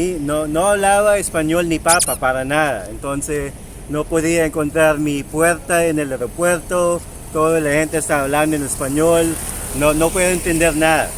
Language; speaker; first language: Spanish; non-native, fluent; Filipino